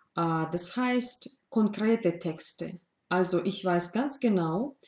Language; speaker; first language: German; non-native, fluent; Russian